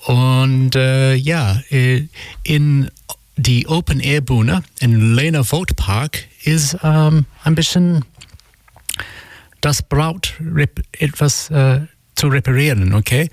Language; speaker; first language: German; non-native, learner; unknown